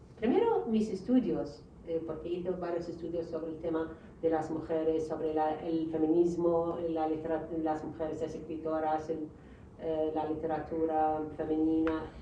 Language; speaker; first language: Spanish; non-native, fluent; Arabic